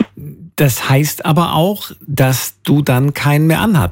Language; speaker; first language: German; native; German